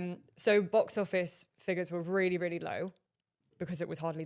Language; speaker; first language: English; native; English